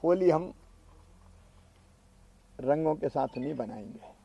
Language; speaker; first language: Hindi; native; Hindi